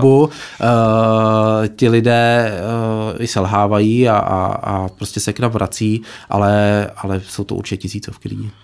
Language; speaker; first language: Czech; native; Czech